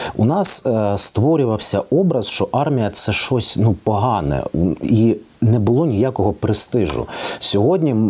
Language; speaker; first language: Ukrainian; non-native, local second language; Russian